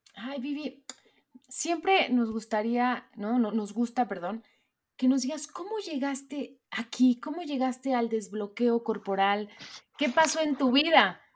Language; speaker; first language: Spanish; native; Spanish